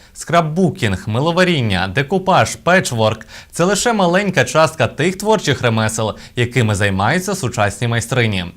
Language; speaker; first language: Ukrainian; native; Ukrainian